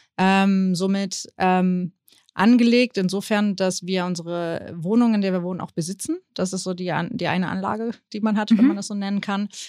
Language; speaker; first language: German; early bilingual, other home language; Spanish